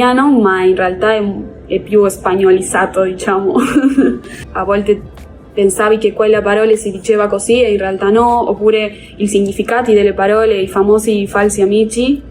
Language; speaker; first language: Italian; non-native, fluent; Spanish